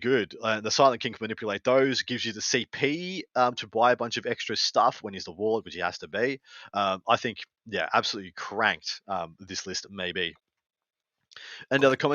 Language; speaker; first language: English; native; English